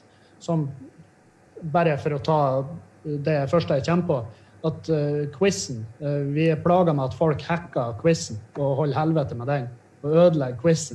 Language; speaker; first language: Norwegian; native; Norwegian